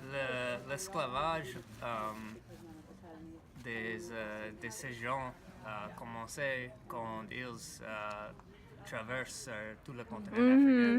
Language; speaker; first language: French; non-native, learner; English